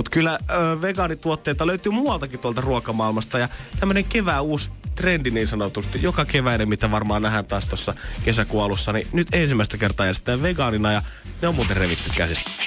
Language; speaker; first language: Finnish; native; Finnish